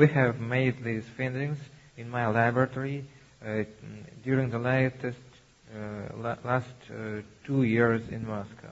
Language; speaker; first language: English; non-native, learner; Russian